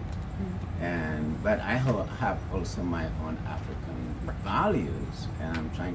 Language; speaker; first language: English; non-native, fluent; Wolof